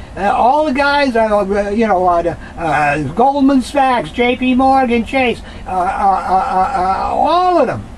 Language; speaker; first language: English; native; English